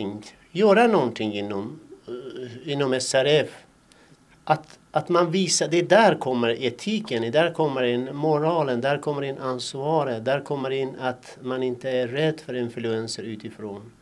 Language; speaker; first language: Swedish; non-native, fluent; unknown